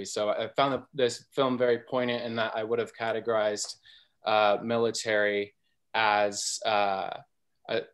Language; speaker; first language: English; native; English